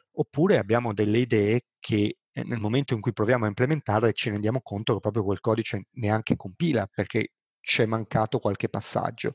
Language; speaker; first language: Italian; native; Italian